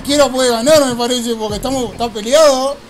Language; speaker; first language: Spanish; native; Spanish